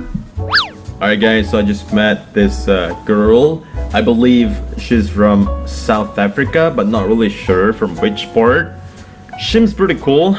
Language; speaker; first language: English; non-native, fluent; Indonesian